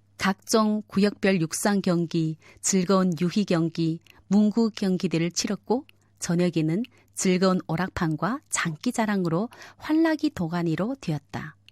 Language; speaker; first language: Korean; native; Korean